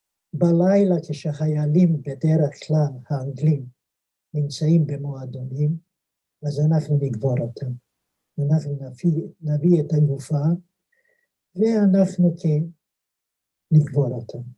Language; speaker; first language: Hebrew; non-native, fluent; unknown